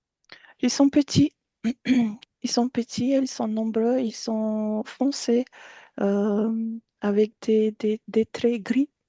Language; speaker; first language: French; non-native, fluent; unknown